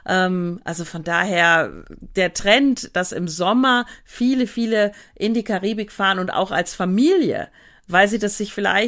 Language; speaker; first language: German; native; German